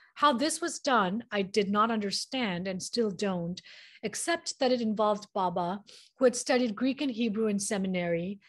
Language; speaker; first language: English; non-native, local second language; Manipuri